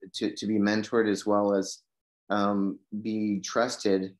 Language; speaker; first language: English; native; English